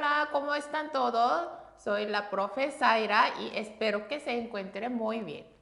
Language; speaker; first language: Spanish; non-native, fluent; Korean